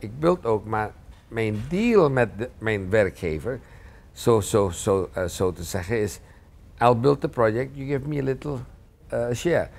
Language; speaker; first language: Dutch; non-native, fluent; Indonesian